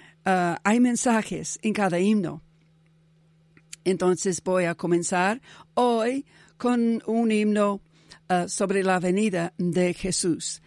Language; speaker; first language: Spanish; non-native, fluent; English